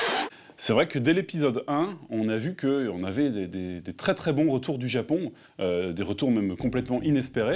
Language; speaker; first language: French; native; French